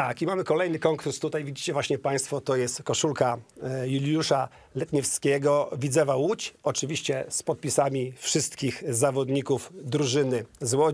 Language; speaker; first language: Polish; native; Polish